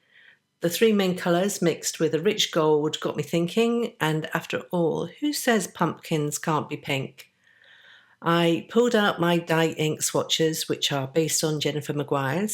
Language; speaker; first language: English; native; English